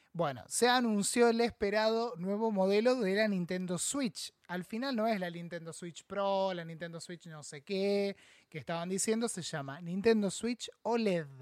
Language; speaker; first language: Spanish; native; Spanish